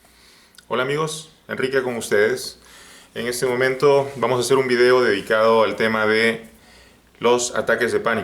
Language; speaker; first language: Spanish; native; Spanish